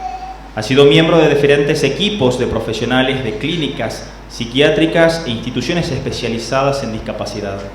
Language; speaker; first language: Spanish; native; Spanish